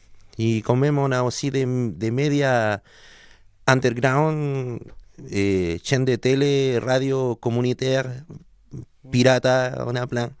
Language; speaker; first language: French; non-native, fluent; Spanish